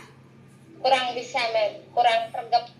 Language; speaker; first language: Indonesian; non-native, local second language; Javanese